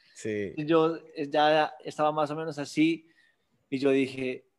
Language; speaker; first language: Spanish; native; Spanish